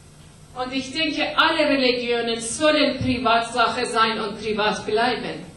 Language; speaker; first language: German; non-native, learner; Persian